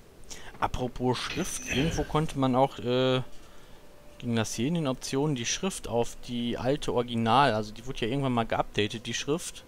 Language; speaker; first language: German; native; German